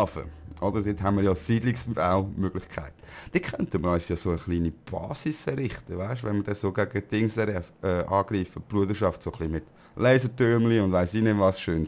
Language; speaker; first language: German; native; German